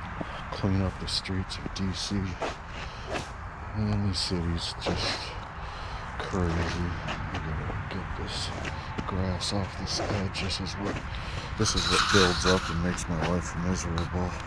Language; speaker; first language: English; native; English